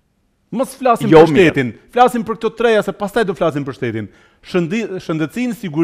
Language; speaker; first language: Albanian; native; Albanian